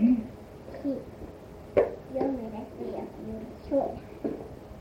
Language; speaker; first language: Spanish; early bilingual, heritage; Spanish